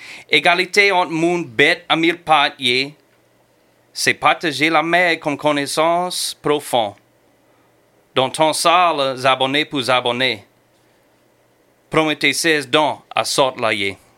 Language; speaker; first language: French; non-native, fluent; English